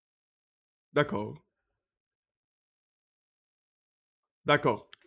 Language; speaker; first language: French; non-native, learner; Russian